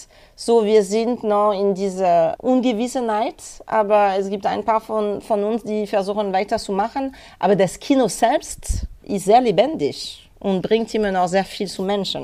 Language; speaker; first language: German; non-native, fluent; French